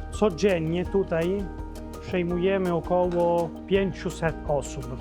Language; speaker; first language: Polish; non-native, fluent; Italian